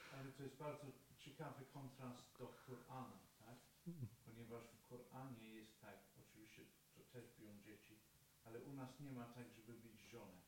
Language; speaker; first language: Polish; non-native, fluent; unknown